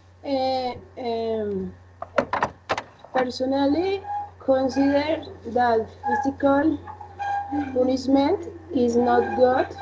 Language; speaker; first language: English; non-native, learner; Spanish